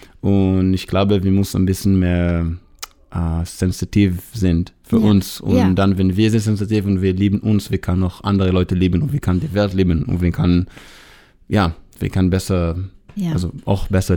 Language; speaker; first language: German; non-native, fluent; Hebrew